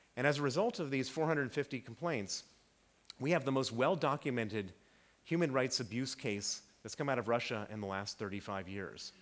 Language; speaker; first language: English; native; English